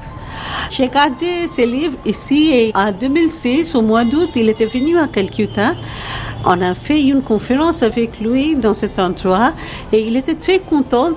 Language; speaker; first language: French; non-native, fluent; Bangla